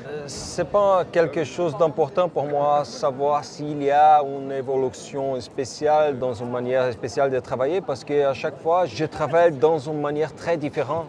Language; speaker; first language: French; non-native, fluent; Portuguese